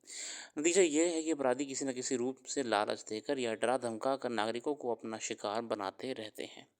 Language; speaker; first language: Hindi; native; Hindi